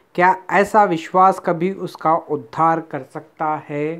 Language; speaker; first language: Hindi; non-native, local second language; Telugu